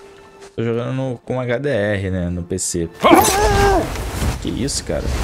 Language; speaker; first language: Portuguese; native; Portuguese